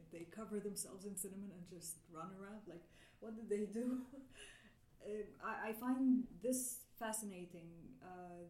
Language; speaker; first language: English; non-native, fluent; Arabic